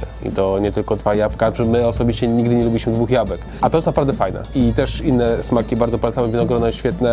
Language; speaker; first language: Polish; native; Polish